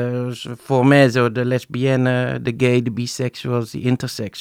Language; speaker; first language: Romanian; non-native, fluent; Dutch